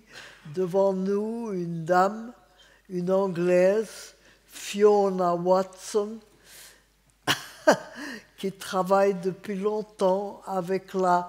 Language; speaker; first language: French; non-native, fluent; Hungarian